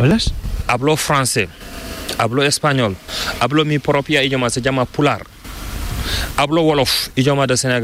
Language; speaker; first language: Spanish; non-native, learner; Fula